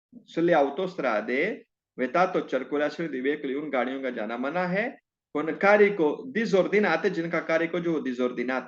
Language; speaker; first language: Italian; non-native, fluent; Urdu